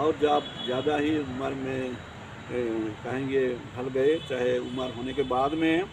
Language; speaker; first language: Hindi; non-native, local second language; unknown